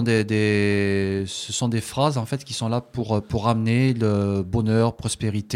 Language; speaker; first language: French; native; French